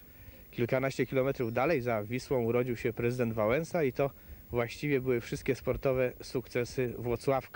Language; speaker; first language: Polish; native; Polish